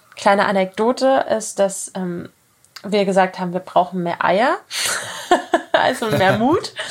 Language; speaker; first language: German; native; German